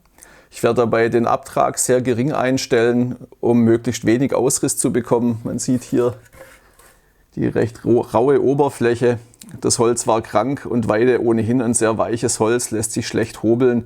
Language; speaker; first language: German; native; German